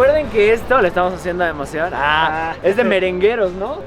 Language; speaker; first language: Spanish; native; Spanish